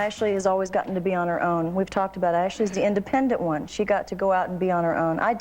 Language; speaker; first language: English; native; English